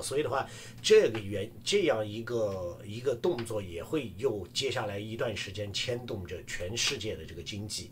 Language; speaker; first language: Chinese; native; Chinese